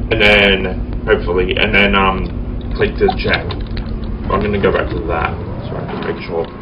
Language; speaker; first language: English; native; English